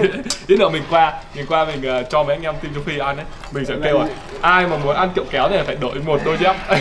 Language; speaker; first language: Vietnamese; native; Vietnamese